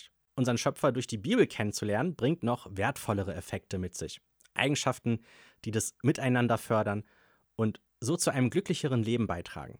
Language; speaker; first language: German; native; German